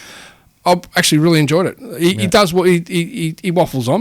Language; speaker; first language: English; native; English